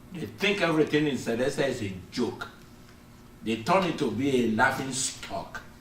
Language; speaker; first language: English; non-native, local second language; Yoruba